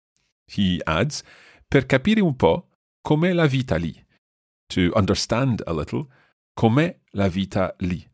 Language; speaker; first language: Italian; non-native, fluent; English